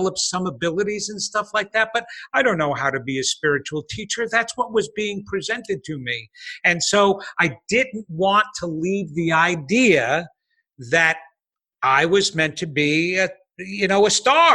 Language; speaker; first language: English; native; English